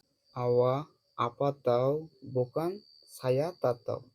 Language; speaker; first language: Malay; non-native, fluent; Bangla